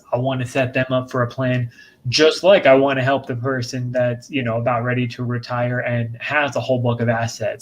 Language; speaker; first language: English; native; English